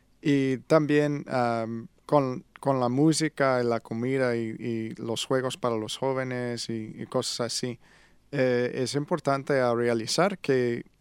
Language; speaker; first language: Spanish; non-native, learner; English